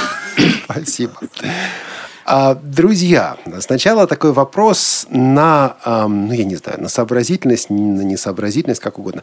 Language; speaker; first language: Russian; native; Russian